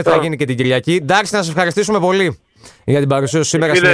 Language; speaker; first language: Greek; native; Greek